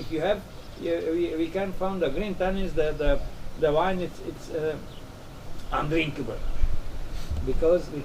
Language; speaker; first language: English; non-native, learner; Romanian